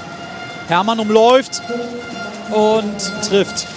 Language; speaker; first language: German; native; German